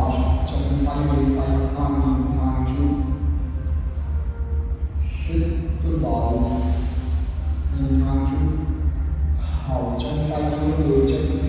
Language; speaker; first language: Vietnamese; non-native, learner; Hindi